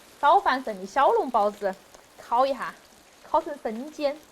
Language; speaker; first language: Chinese; native; Chinese